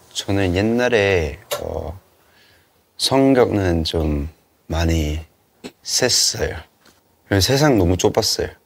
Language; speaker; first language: Korean; non-native, learner; Cantonese